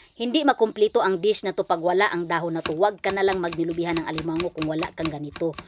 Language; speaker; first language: Filipino; non-native, local second language; Cebuano